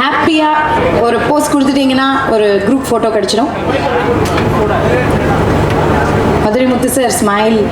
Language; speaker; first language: Tamil; native; Tamil